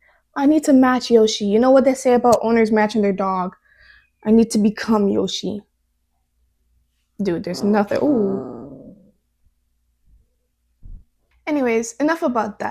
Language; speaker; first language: English; native; English